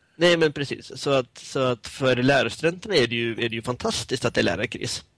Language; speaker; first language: Swedish; native; Swedish